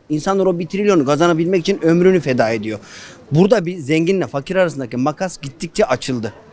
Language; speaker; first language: Turkish; native; Turkish